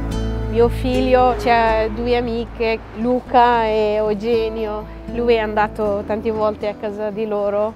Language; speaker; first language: Italian; non-native, fluent; Arabic